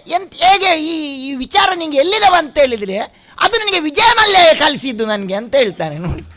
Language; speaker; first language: Kannada; non-native, local second language; Tulu